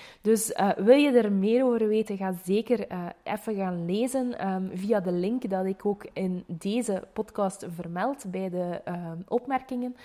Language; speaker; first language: Dutch; native; Dutch